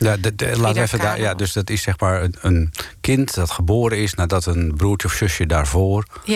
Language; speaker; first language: Dutch; native; Dutch